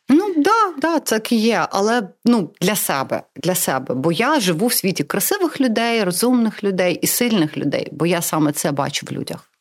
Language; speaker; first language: Ukrainian; non-native, local second language; Russian